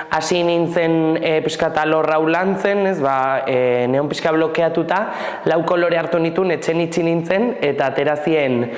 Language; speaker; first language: Basque; native; Basque